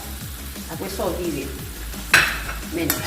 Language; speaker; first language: French; non-native, learner; Haitian Creole